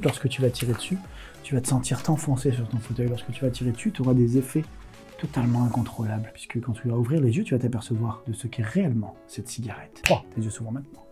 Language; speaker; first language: French; native; French